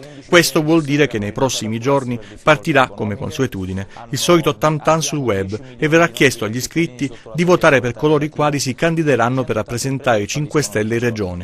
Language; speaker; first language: Italian; native; Italian